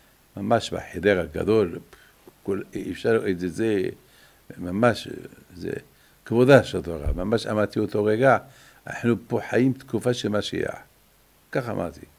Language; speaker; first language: Hebrew; non-native, fluent; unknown